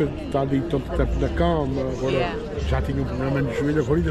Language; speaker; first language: Portuguese; native; Portuguese